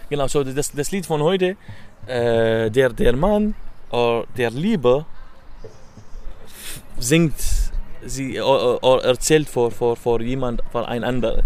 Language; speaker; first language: German; non-native, learner; Arabic